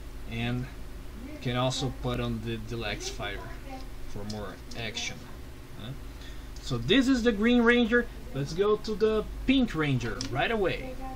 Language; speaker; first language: English; non-native, fluent; Portuguese